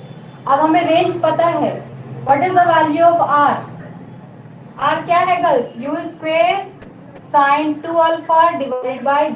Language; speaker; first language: Hindi; native; Hindi